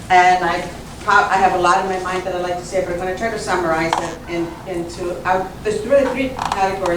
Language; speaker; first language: English; early bilingual, other home language; Italian